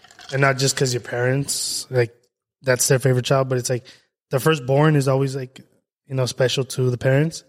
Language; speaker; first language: English; early bilingual, other home language; Spanish